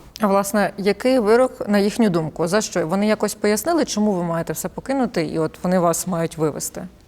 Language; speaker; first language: Ukrainian; native; Ukrainian